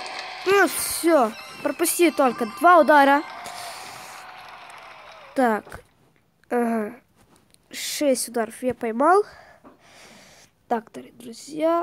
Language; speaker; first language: Russian; non-native, fluent; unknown